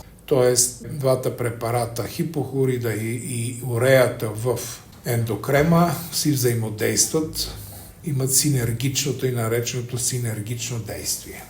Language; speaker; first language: Bulgarian; native; Bulgarian